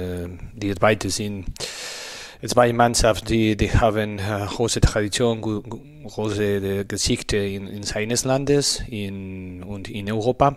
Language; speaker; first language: German; non-native, learner; Spanish